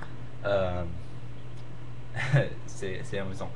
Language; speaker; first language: French; non-native, learner; English